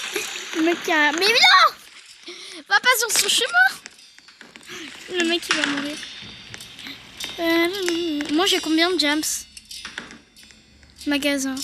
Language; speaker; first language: French; native; French